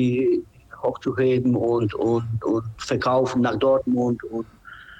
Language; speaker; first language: German; non-native, fluent; Polish